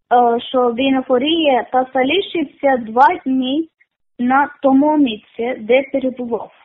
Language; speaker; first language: Ukrainian; non-native, learner; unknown